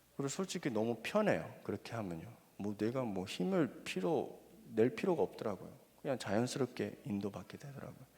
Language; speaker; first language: Korean; non-native, fluent; Spanish